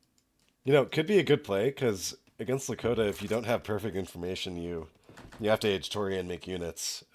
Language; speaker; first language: English; native; English